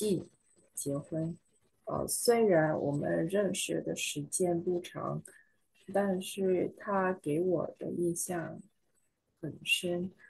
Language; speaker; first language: Chinese; non-native, learner; Vietnamese